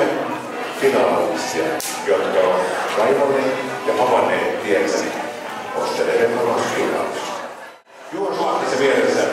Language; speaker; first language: Finnish; native; Finnish